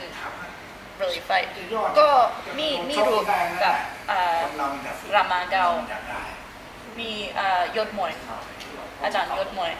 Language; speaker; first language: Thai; non-native, learner; English